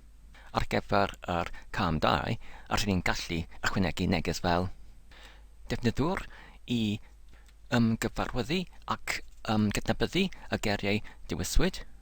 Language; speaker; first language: Welsh; non-native, learner; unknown